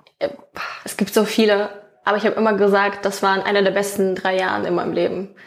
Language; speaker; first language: German; non-native, fluent; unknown